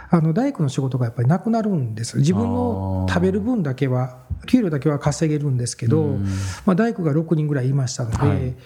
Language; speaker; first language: Japanese; native; Japanese